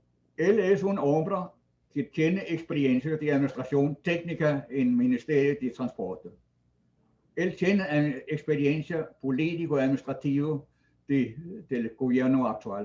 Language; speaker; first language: Spanish; non-native, fluent; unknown